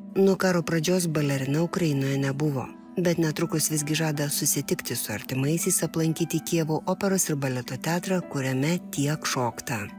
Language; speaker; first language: Lithuanian; native; Lithuanian